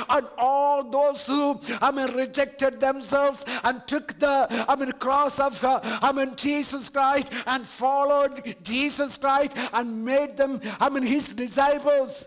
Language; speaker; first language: English; non-native, local second language; Malayalam